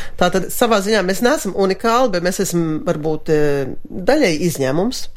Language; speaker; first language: Latvian; early bilingual, heritage; Latvian